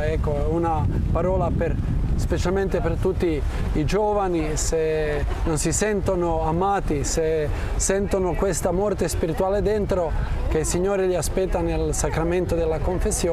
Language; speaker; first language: Italian; non-native, fluent; Croatian